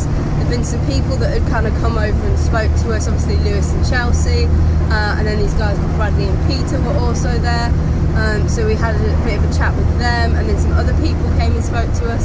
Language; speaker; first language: English; native; English